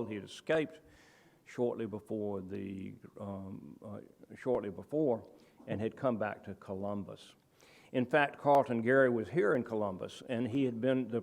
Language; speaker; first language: English; native; English